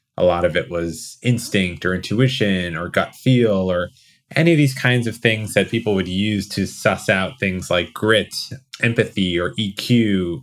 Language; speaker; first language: English; native; English